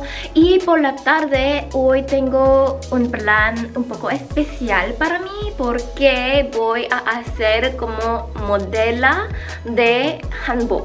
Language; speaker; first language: Spanish; non-native, learner; Korean